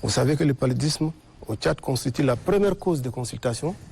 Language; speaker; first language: French; non-native, local second language; Arabic